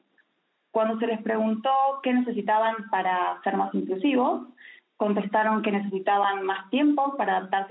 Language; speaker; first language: Spanish; native; Spanish